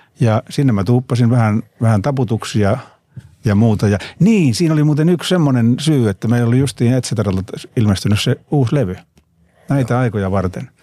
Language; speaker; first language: Finnish; native; Finnish